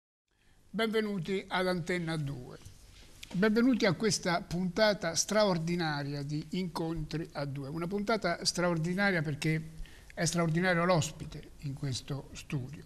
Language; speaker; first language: Italian; native; Italian